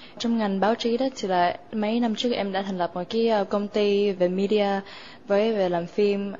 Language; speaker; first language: Vietnamese; early bilingual, other home language; English